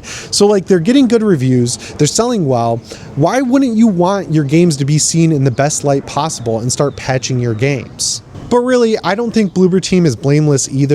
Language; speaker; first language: English; native; English